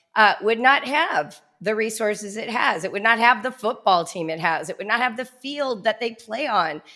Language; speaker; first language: English; native; English